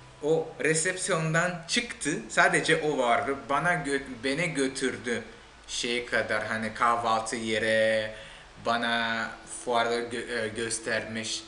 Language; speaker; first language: Turkish; non-native, fluent; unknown